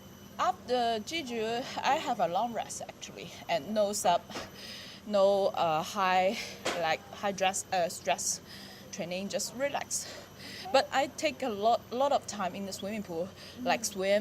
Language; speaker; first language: English; non-native, learner; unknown